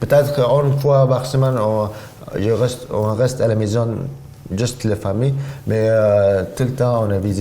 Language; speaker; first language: French; non-native, learner; Arabic